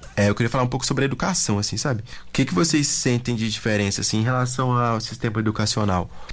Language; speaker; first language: Portuguese; native; Portuguese